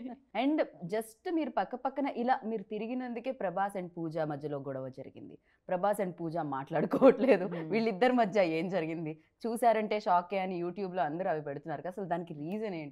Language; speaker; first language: Telugu; native; Telugu